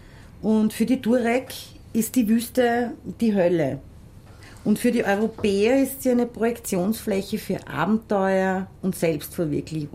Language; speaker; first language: German; native; German